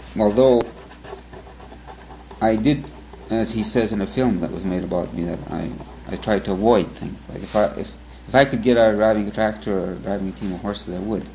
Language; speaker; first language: English; early bilingual, other home language; Ukrainian